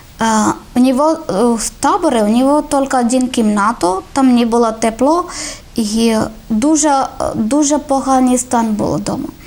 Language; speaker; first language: Ukrainian; non-native, learner; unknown